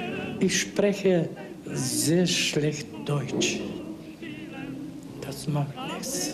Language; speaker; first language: German; non-native, learner; Bulgarian